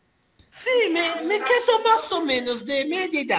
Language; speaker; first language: Portuguese; non-native, fluent; Spanish